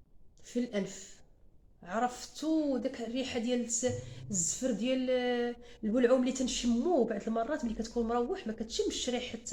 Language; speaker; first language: Arabic; native; Arabic